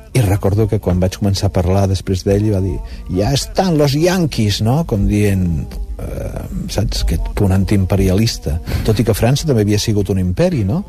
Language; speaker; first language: Catalan; native; Catalan